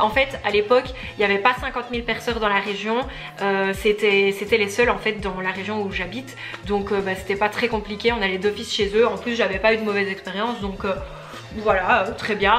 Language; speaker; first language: French; native; French